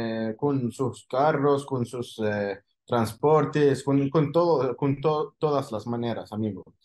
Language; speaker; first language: Spanish; non-native, fluent; Arabic